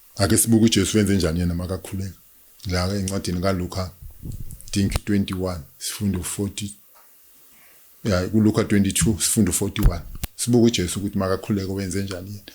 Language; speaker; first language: Zulu; native; Zulu